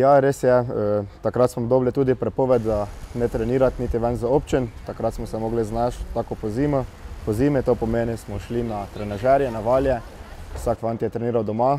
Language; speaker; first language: Slovenian; native; Slovenian